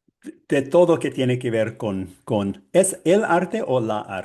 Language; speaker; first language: Spanish; non-native, learner; English